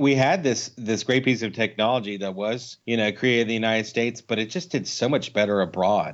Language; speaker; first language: English; native; English